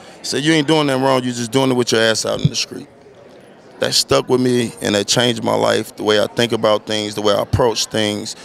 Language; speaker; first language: English; native; English